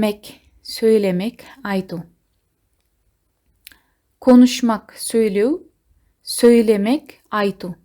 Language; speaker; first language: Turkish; non-native, fluent; Kazakh